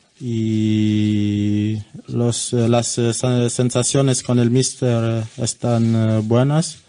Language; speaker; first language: Spanish; non-native, learner; French